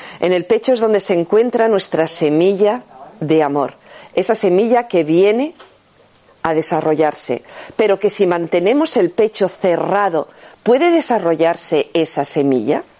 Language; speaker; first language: Spanish; native; Spanish